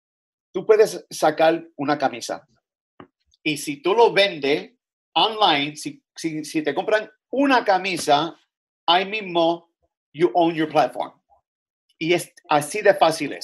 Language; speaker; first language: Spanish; early bilingual, other home language; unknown